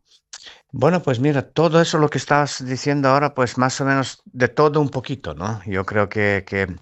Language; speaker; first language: Spanish; non-native, fluent; Serbian